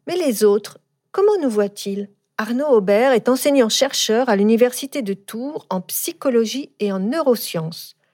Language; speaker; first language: French; native; French